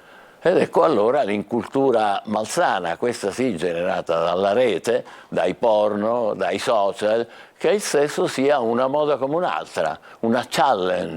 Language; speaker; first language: Italian; native; Italian